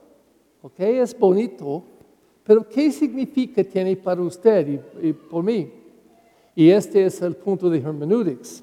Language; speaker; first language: Spanish; non-native, learner; English